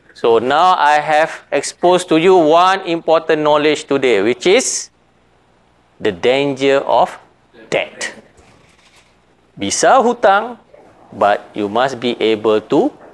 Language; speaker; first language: English; non-native, local second language; Malay